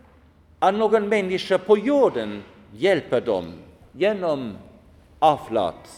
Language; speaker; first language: Swedish; non-native, fluent; German